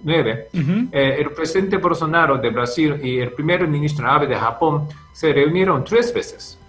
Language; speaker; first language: Spanish; non-native, fluent; Japanese